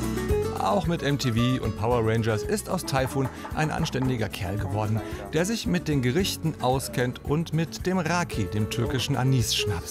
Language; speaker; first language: German; native; German